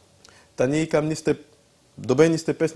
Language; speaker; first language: Albanian; non-native, learner; French